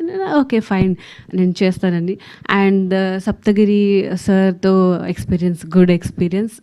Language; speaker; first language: Telugu; non-native, learner; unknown